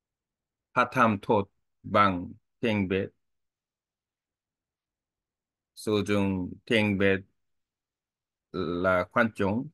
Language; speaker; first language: Vietnamese; non-native, learner; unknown